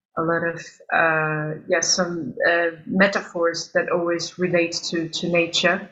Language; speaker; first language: English; early bilingual, other home language; Albanian